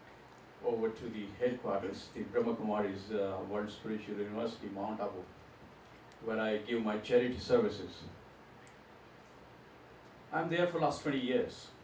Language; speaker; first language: English; non-native, local second language; Gujarati